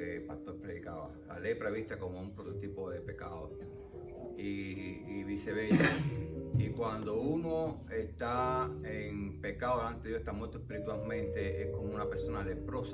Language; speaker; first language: Spanish; native; Spanish